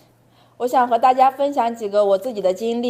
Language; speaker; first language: Chinese; native; Chinese